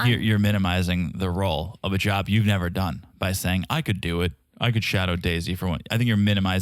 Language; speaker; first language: English; native; English